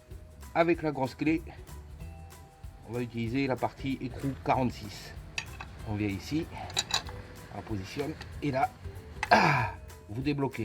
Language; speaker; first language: French; native; French